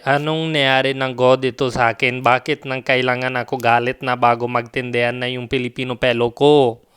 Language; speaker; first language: Filipino; non-native, learner; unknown